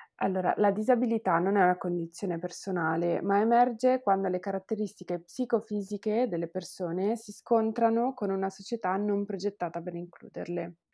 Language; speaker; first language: Italian; native; Italian